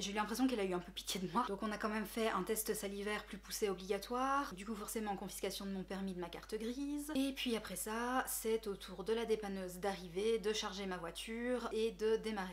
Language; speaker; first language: French; native; French